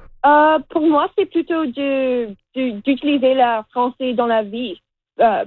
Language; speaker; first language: French; non-native, learner; English